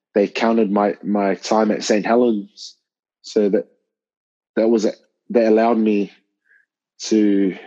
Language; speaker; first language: English; native; English